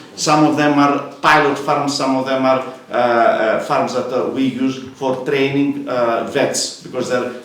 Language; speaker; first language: English; non-native, fluent; Greek